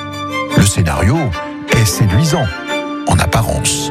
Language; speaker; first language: French; native; French